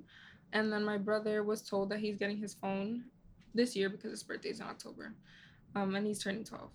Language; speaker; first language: English; native; English